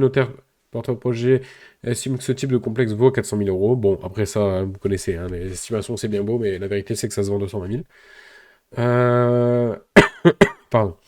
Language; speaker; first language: French; native; French